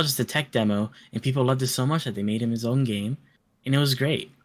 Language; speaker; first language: English; native; English